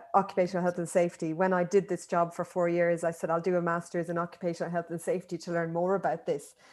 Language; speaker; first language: English; native; English